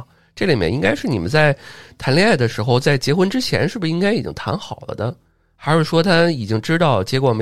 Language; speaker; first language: Chinese; native; Chinese